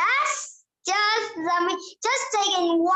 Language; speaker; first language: English; non-native, learner; Vietnamese